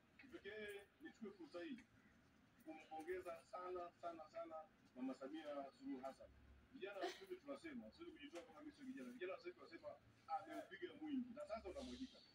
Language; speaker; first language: Swahili; native; Swahili